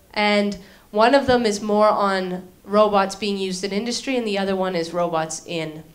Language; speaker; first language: English; native; English